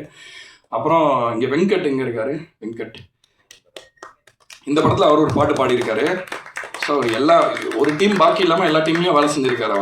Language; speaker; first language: Tamil; native; Tamil